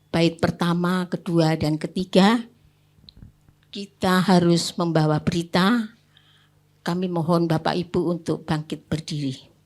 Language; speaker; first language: Indonesian; native; Indonesian